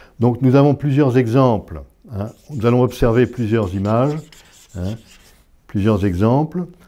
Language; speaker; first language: French; native; French